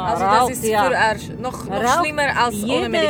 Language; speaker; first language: German; non-native, learner; Slovak